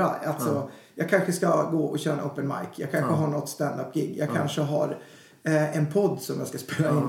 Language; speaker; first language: Swedish; native; Swedish